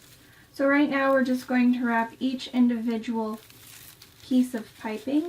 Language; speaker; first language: English; native; English